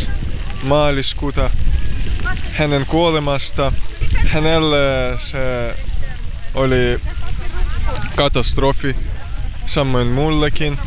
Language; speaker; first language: Finnish; non-native, learner; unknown